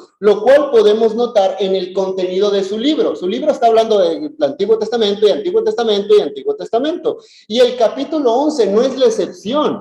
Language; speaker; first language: Spanish; native; Spanish